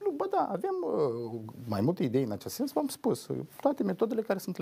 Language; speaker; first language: Romanian; native; Romanian